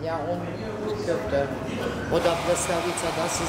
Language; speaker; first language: German; non-native, fluent; Albanian